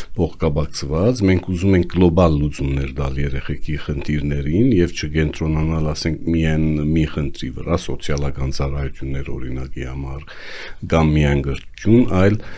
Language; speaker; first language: Armenian; native; Armenian